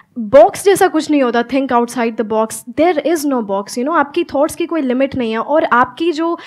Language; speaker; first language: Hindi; native; Hindi